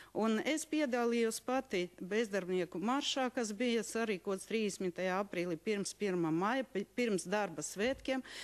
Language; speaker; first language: Latvian; non-native, local second language; Russian